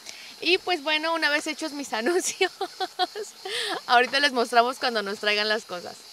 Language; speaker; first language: Spanish; native; Spanish